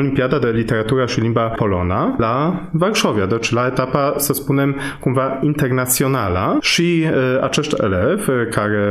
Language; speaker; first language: Romanian; non-native, fluent; Polish